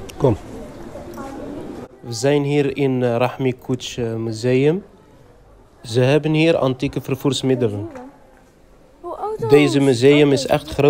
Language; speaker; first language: Dutch; early bilingual, other home language; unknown